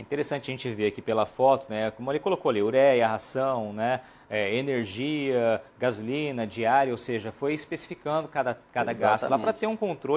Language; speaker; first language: Portuguese; native; Portuguese